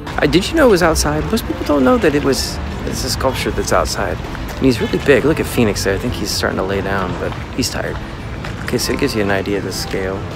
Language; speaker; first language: English; native; English